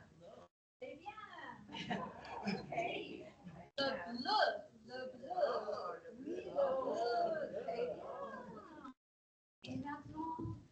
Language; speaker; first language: French; non-native, learner; English